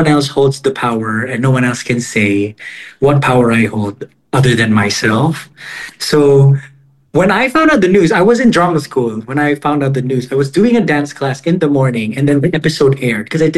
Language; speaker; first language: English; non-native, local second language; Filipino